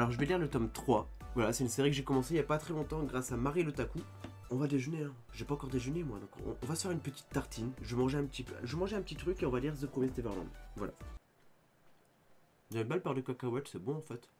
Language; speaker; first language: French; native; French